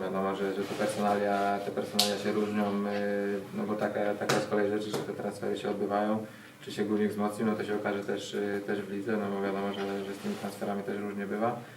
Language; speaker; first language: Polish; native; Polish